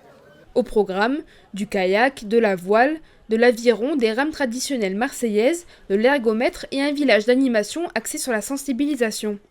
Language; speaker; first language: French; native; French